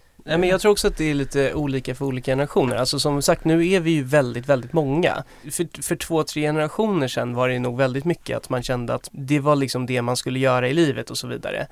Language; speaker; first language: Swedish; native; Swedish